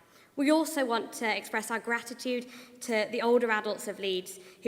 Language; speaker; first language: English; native; English